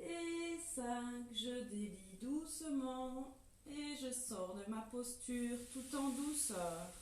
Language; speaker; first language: French; native; French